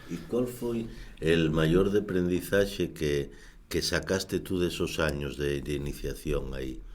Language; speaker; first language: Spanish; native; Spanish